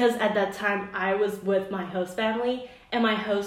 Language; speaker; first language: English; non-native, fluent; Chinese